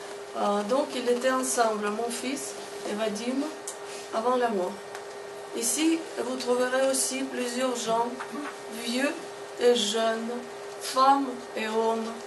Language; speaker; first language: French; non-native, fluent; Russian